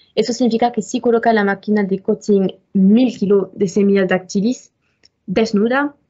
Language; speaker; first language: Spanish; non-native, fluent; French